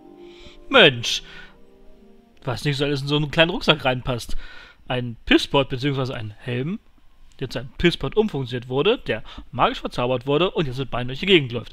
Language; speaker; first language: German; native; German